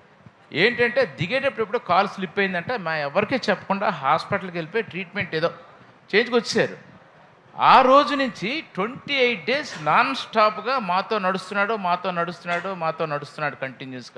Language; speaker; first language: Telugu; native; Telugu